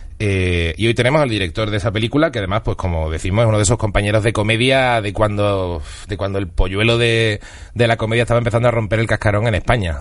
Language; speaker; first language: Spanish; native; Spanish